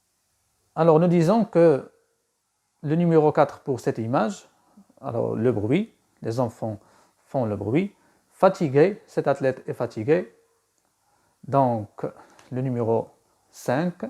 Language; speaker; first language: French; non-native, local second language; Arabic